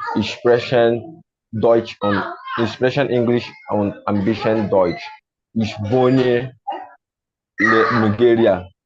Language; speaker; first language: German; non-native, learner; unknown